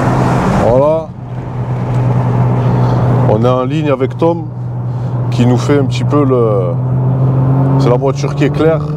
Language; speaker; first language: French; native; French